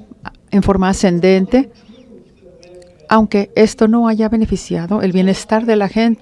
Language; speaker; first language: Spanish; native; Spanish